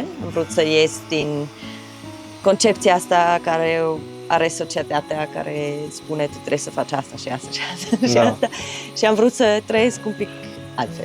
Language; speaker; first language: Romanian; non-native, fluent; German